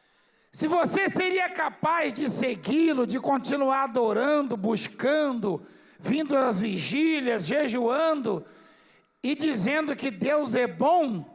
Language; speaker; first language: Portuguese; native; Portuguese